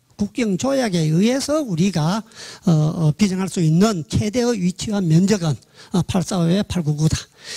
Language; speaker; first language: Korean; native; Korean